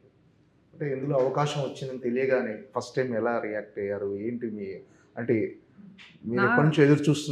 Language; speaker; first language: Telugu; native; Telugu